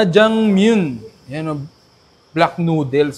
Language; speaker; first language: Filipino; native; Filipino